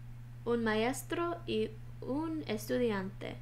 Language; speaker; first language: Spanish; non-native, learner; English